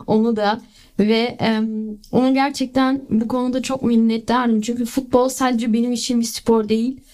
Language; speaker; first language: Turkish; early bilingual, heritage; Turkish